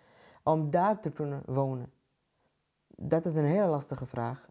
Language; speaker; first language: Dutch; non-native, fluent; Arabic